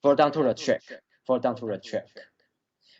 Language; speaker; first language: English; non-native, learner; Chinese